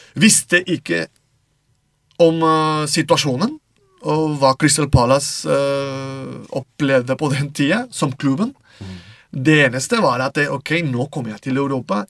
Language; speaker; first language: Norwegian; non-native, fluent; Spanish